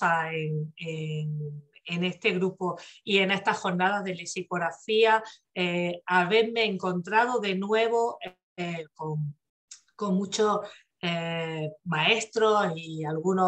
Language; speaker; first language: Spanish; native; Spanish